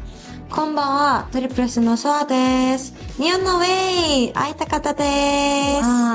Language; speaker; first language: Japanese; non-native, learner; Korean